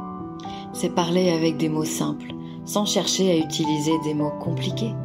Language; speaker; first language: French; native; French